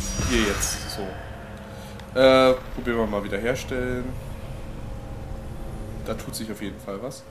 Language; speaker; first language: German; native; German